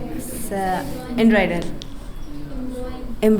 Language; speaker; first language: English; non-native, learner; Hindi